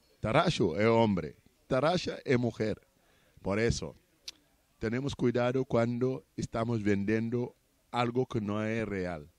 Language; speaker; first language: Spanish; non-native, learner; Portuguese